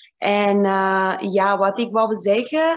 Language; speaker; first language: Dutch; non-native, learner; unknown